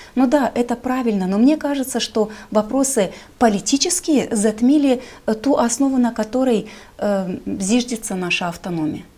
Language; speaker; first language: Russian; non-native, local second language; Gagauz